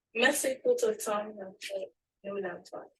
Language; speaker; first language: French; non-native, learner; English